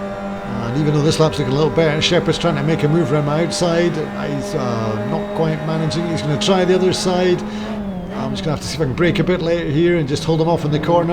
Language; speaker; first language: English; native; English